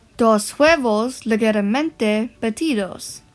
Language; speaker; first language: Spanish; non-native, learner; English